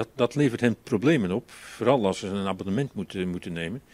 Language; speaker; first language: Dutch; native; Dutch